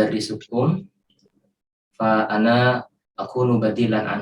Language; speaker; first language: Arabic; non-native, fluent; Indonesian